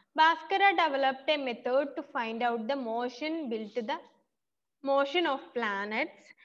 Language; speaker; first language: English; non-native, local second language; Malayalam